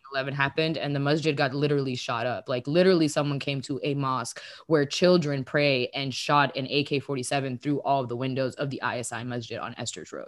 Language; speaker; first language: English; early bilingual, other home language; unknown